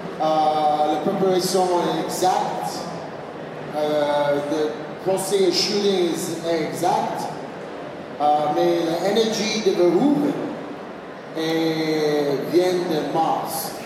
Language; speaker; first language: French; non-native, learner; English